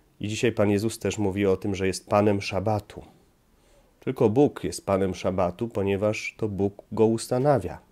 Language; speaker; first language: Polish; native; Polish